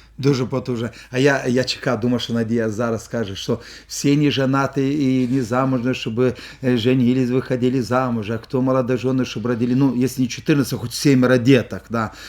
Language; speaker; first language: Ukrainian; non-native, local second language; Russian